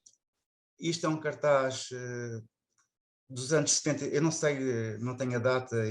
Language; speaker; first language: Portuguese; native; Portuguese